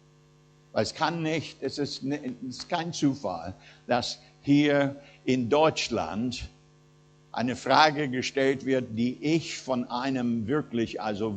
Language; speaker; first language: German; non-native, fluent; English